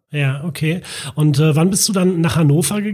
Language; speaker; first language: German; native; German